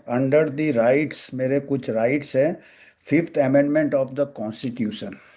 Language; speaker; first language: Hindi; non-native, local second language; Bangla